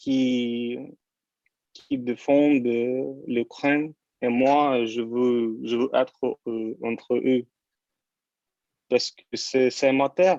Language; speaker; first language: French; non-native, learner; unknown